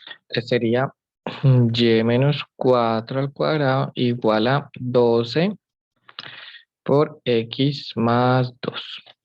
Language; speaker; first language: Spanish; native; Spanish